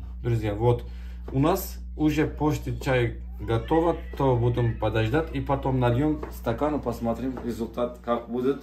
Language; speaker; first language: Russian; non-native, learner; Turkish